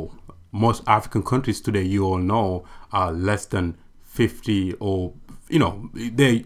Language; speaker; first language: English; non-native, local second language; Mandingo